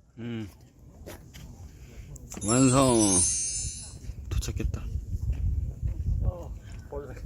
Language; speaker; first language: Korean; native; Korean